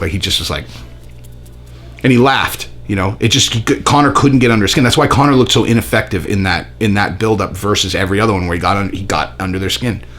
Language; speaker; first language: English; native; English